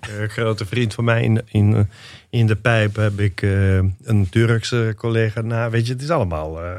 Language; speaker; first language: Dutch; non-native, fluent; Italian